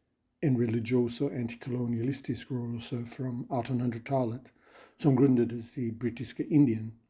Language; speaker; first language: Swedish; non-native, fluent; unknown